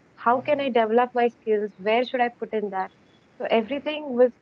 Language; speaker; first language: English; non-native, local second language; Marathi